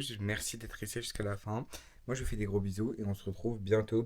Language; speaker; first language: French; native; French